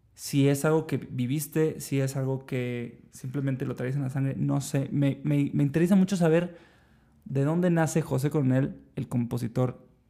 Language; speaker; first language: Spanish; native; Spanish